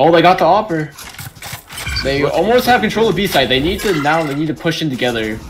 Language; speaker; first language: English; native; English